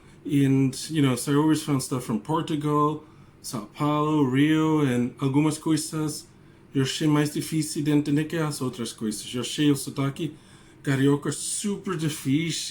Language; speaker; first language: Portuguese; non-native, learner; English